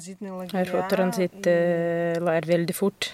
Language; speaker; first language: Norwegian; non-native, fluent; Russian